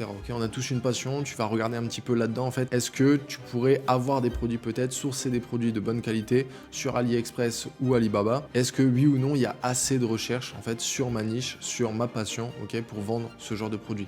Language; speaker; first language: French; native; French